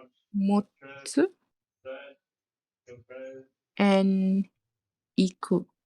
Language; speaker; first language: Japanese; non-native, fluent; Malay